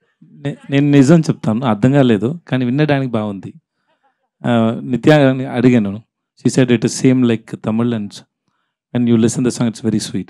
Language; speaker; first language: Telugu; non-native, local second language; Tamil